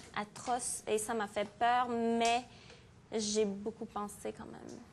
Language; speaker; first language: French; native; French